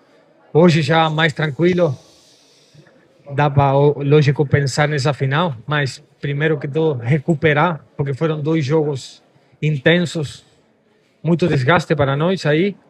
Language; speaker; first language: Portuguese; non-native, fluent; Spanish